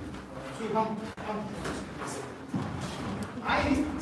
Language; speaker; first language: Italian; non-native, fluent; Spanish